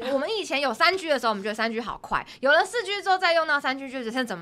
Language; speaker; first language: Chinese; native; Chinese